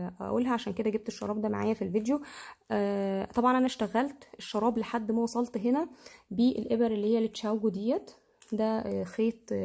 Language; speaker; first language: Arabic; native; Arabic